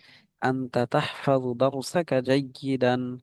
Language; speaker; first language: Arabic; non-native, fluent; Bangla